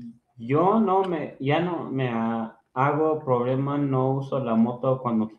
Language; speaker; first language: Spanish; native; Spanish